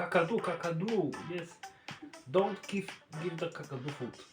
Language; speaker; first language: English; non-native, learner; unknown